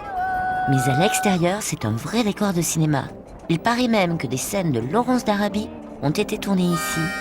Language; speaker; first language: French; native; French